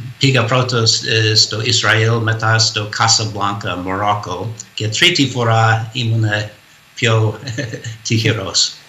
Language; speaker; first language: Greek; non-native, fluent; English